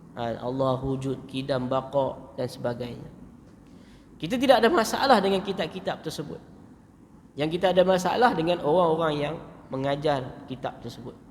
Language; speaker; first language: Malay; native; Malay